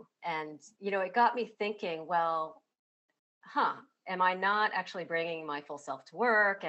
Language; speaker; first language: English; native; English